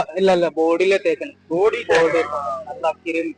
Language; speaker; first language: Malayalam; non-native, learner; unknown